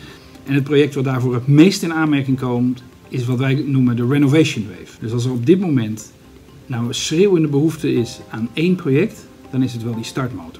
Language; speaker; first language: Dutch; native; Dutch